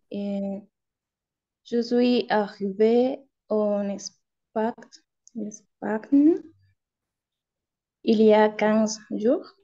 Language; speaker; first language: French; non-native, learner; Spanish